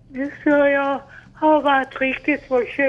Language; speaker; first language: Swedish; non-native, learner; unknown